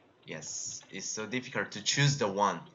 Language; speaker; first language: English; non-native, learner; Korean